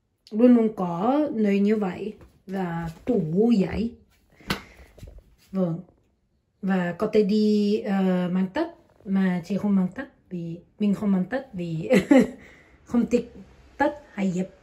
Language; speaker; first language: Vietnamese; non-native, learner; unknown